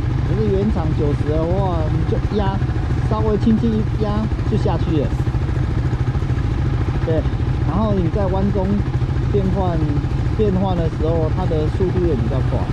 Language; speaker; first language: Chinese; native; Chinese